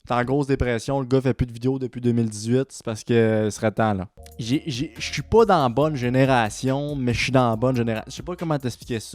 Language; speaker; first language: French; native; French